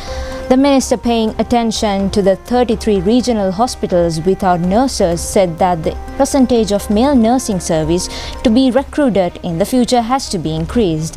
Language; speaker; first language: English; non-native, local second language; Sinhala